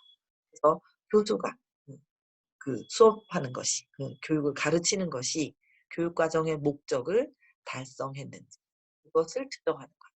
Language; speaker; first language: Korean; native; Korean